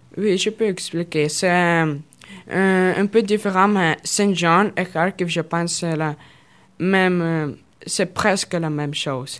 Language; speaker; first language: French; non-native, learner; Russian